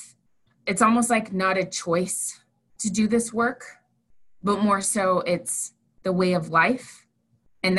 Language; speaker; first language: English; native; English